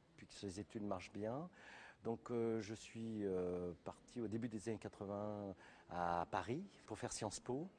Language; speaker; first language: French; native; French